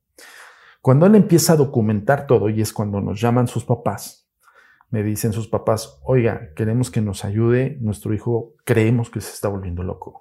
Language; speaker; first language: Spanish; native; Spanish